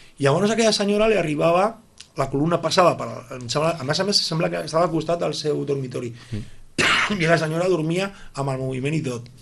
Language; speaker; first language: Catalan; native; Catalan